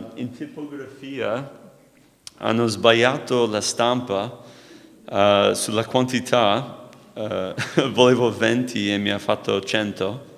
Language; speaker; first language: Italian; non-native, fluent; English